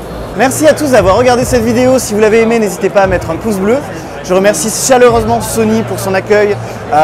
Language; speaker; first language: French; native; French